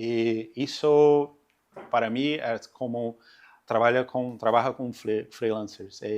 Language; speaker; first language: Spanish; non-native, learner; Portuguese